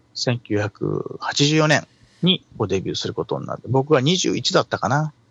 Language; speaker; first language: Japanese; native; Japanese